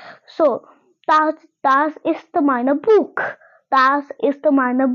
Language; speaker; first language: German; non-native, learner; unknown